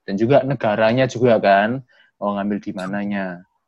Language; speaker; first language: Indonesian; native; Indonesian